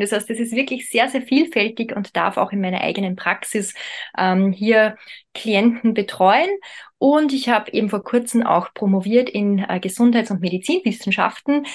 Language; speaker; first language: German; native; German